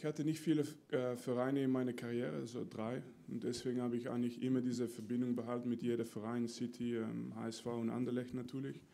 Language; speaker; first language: German; non-native, fluent; French